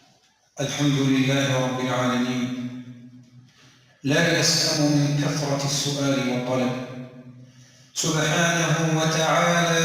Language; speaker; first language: Arabic; native; Arabic